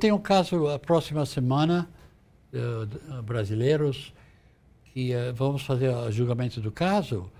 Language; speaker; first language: Portuguese; non-native, fluent; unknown